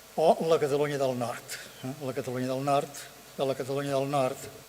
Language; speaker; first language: Catalan; native; Catalan